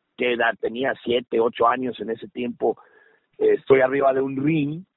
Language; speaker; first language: Spanish; early bilingual, heritage; Spanish